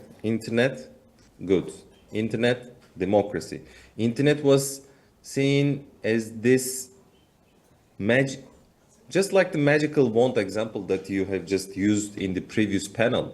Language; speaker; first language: English; non-native, fluent; Turkish